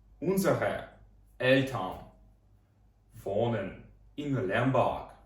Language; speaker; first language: German; non-native, fluent; Ukrainian